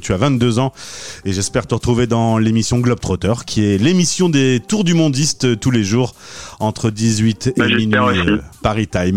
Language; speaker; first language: French; native; French